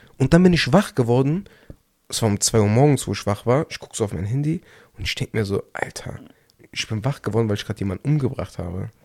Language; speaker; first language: German; early bilingual, other home language; Turkish